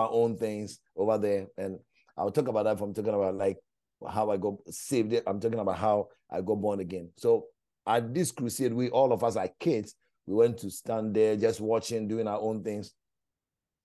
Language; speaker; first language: English; non-native, local second language; Akan